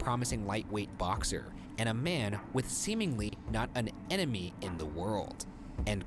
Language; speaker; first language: English; native; English